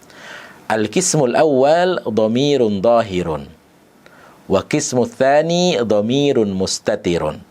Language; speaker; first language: Arabic; non-native, fluent; Indonesian